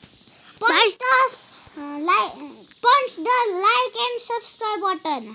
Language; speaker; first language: English; non-native, learner; Nepali